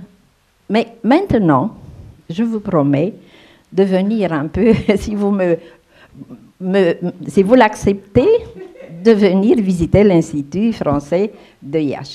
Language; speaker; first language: French; non-native, fluent; Romanian